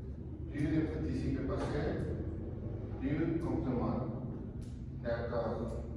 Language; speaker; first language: French; non-native, learner; Spanish